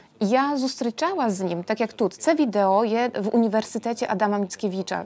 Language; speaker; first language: Polish; non-native, learner; Ukrainian